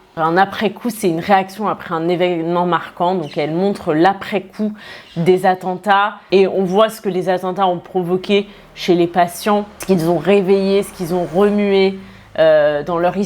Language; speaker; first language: French; native; French